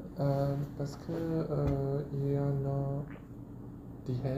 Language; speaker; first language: French; non-native, learner; Chinese